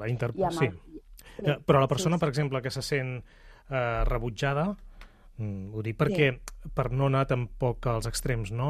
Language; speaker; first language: Catalan; native; Catalan